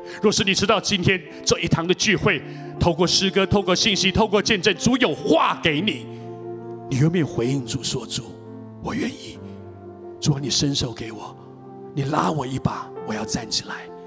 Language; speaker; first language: Chinese; native; Chinese